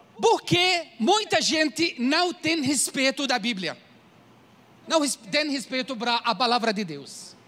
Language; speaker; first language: Portuguese; non-native, learner; Arabic